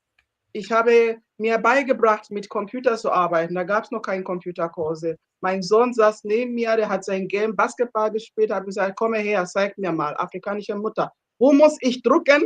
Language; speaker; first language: German; non-native, fluent; Ganda